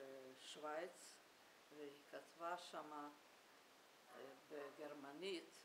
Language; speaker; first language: Hebrew; non-native, fluent; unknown